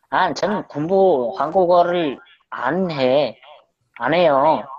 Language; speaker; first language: Korean; non-native, fluent; Mongolian